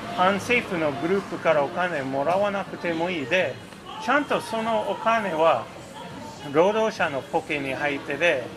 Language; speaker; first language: Japanese; non-native, fluent; English